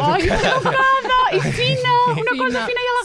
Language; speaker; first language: Catalan; native; Catalan